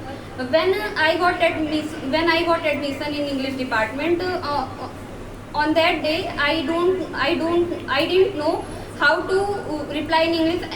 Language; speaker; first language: English; non-native, learner; Hindi